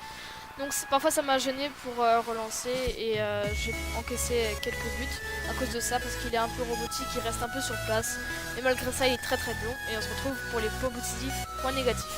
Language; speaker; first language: French; native; French